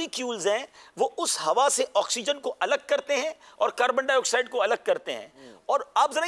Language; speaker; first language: Urdu; native; Urdu